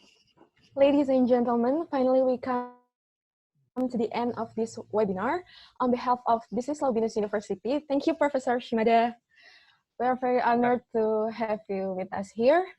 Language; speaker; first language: English; non-native, fluent; Indonesian